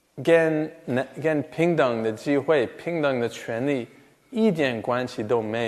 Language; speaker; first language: Chinese; non-native, fluent; English